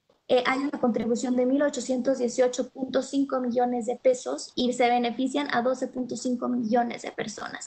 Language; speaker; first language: Spanish; native; Spanish